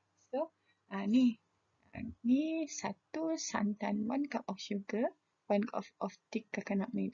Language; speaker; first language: English; non-native, local second language; Malay